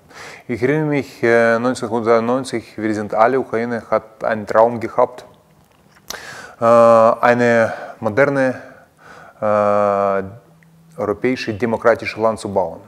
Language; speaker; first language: German; non-native, learner; Russian